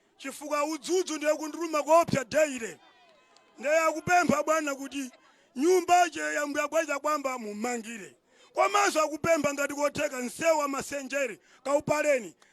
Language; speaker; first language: Nyanja; non-native, local second language; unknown